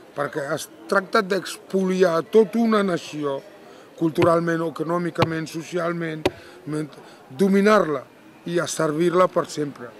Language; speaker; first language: Catalan; non-native, fluent; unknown